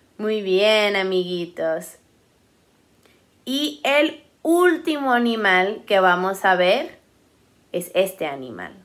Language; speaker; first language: Spanish; early bilingual, heritage; Spanish